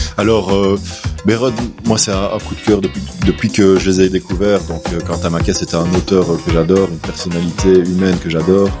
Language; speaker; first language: French; native; French